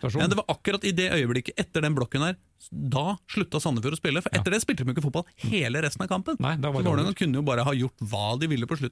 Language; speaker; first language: Norwegian; native; Norwegian